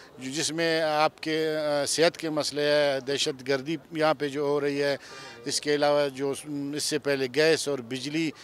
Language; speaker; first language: Urdu; non-native, local second language; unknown